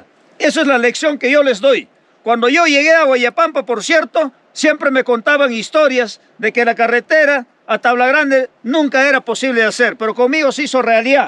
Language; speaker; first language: Spanish; native; Spanish